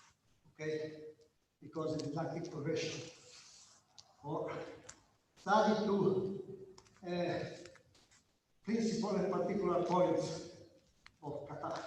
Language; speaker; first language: English; non-native, learner; Italian